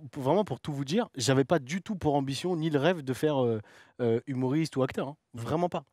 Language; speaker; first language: French; native; French